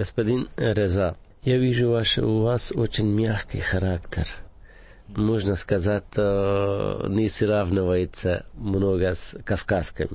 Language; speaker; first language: Russian; non-native, fluent; Persian